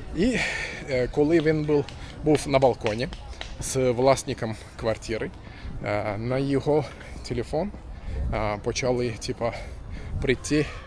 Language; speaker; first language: Ukrainian; non-native, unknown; Turkish